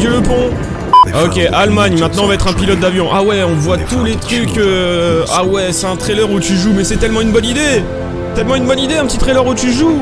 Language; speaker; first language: French; native; French